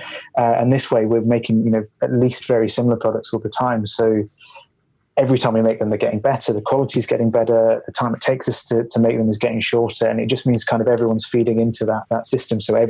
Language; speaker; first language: English; native; English